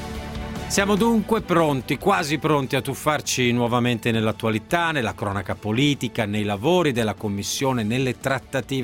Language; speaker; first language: Italian; native; Italian